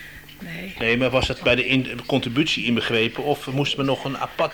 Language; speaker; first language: Dutch; native; Dutch